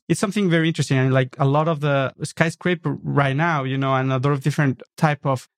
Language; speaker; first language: English; non-native, fluent; Spanish